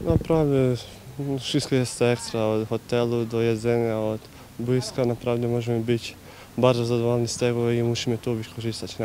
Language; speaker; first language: Polish; non-native, learner; Bosnian